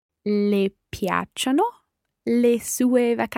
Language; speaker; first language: Italian; non-native, learner; English